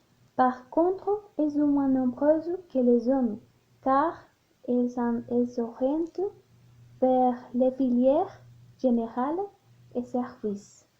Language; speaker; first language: French; non-native, learner; Spanish